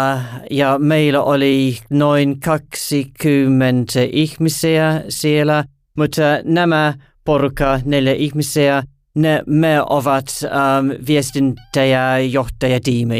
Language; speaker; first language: Finnish; non-native, learner; English